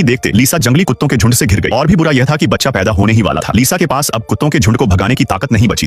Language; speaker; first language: Hindi; native; Hindi